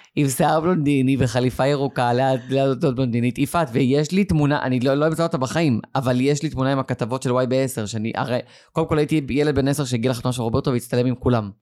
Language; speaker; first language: Hebrew; native; Hebrew